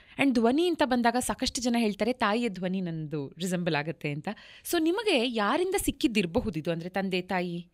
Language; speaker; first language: Kannada; native; Kannada